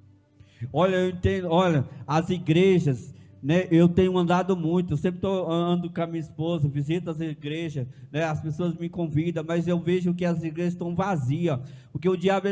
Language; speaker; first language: Portuguese; native; Portuguese